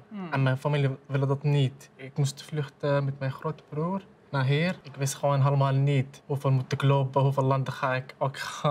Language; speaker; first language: Dutch; early bilingual, other home language; Arabic